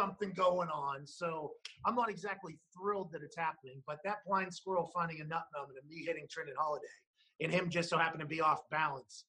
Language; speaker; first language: English; native; English